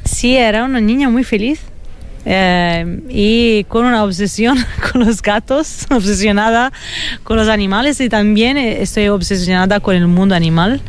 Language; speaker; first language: Spanish; non-native, fluent; Italian